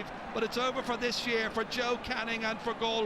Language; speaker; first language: English; native; English